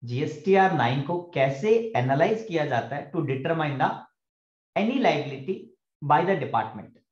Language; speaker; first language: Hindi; native; Hindi